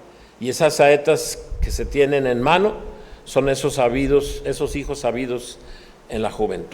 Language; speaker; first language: Spanish; native; Spanish